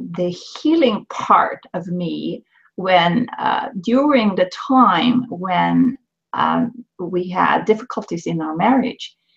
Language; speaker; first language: English; non-native, fluent; Swedish